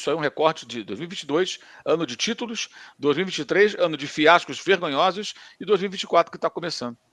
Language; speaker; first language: Portuguese; native; Portuguese